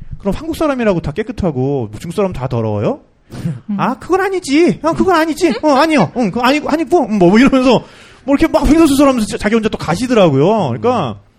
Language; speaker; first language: Korean; native; Korean